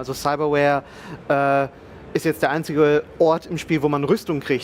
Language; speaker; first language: German; native; German